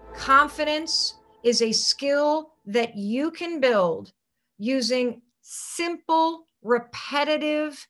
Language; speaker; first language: English; native; English